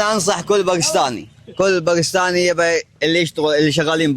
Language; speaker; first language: Arabic; native; Arabic